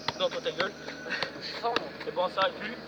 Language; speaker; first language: French; native; French